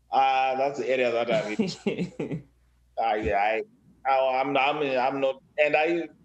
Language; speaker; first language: English; non-native, local second language; Shona